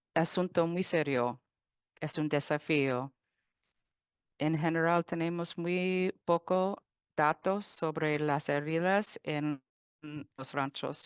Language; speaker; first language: Spanish; non-native, fluent; English